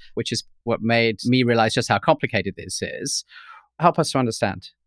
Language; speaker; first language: English; native; English